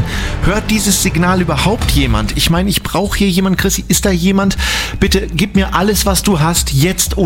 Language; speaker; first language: German; native; German